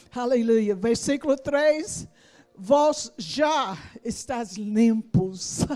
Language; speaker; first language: Portuguese; non-native, learner; English